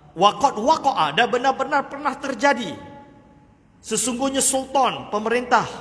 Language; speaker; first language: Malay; native; Malay